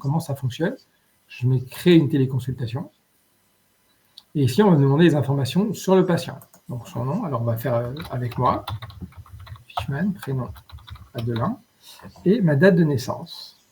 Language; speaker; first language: French; native; French